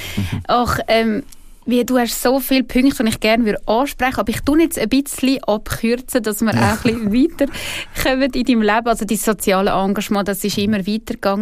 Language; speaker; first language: German; native; German